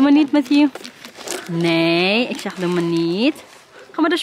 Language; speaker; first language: Dutch; non-native, fluent; Waray